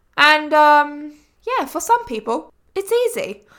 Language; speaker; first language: English; native; English